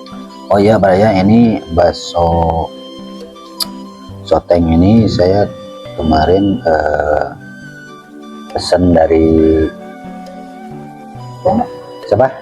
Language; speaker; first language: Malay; non-native, local second language; Sundanese